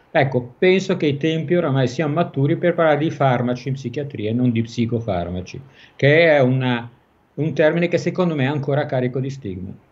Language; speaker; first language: Italian; native; Italian